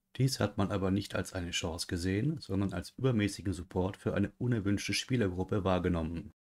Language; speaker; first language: German; native; German